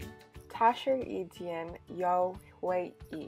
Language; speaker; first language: Chinese; non-native, learner; English